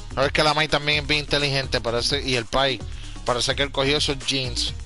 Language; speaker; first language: Spanish; early bilingual, heritage; Spanish